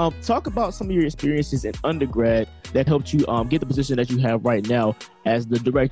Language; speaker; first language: English; native; English